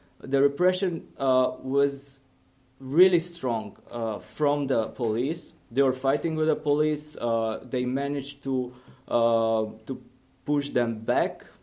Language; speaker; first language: English; non-native, fluent; Romanian